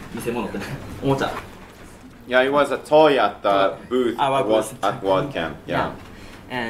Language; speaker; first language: English; non-native, learner; Japanese